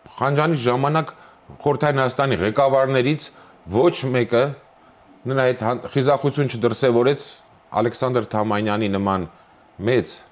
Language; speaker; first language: Armenian; native; Armenian